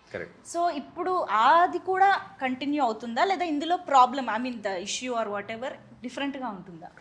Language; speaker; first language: Telugu; native; Telugu